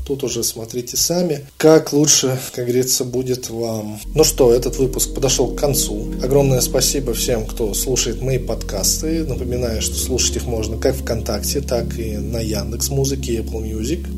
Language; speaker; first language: Russian; native; Russian